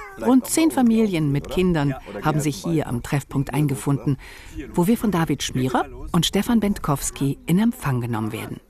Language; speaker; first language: German; native; German